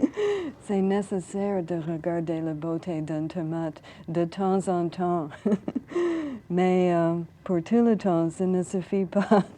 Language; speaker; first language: French; non-native, learner; English